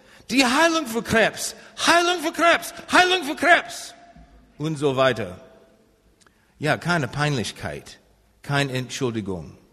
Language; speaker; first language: German; non-native, learner; English